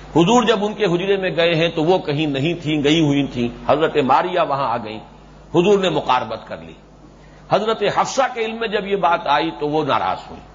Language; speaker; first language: Urdu; native; Urdu